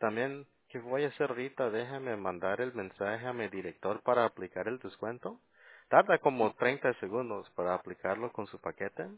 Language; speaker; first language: Spanish; early bilingual, heritage; Spanish